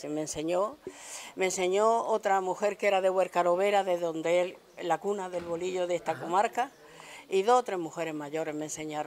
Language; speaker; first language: Spanish; native; Spanish